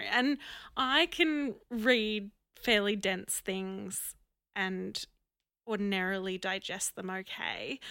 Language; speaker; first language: English; native; English